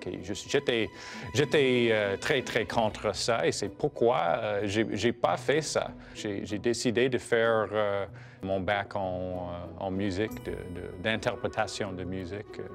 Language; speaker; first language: French; non-native, fluent; English